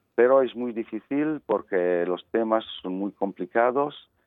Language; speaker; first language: Spanish; non-native, learner; Italian